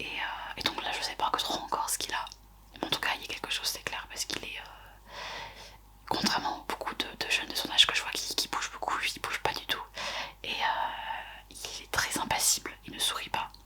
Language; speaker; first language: French; native; French